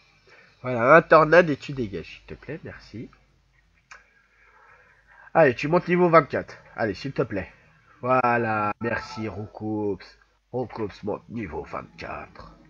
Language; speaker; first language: French; native; French